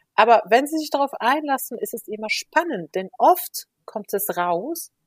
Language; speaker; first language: German; non-native, fluent; Arabic